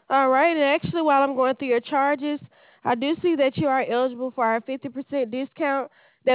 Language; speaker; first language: English; native; English